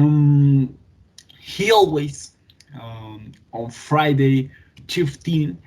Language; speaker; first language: English; non-native, learner; Spanish